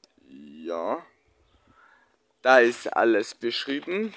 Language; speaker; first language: German; non-native, learner; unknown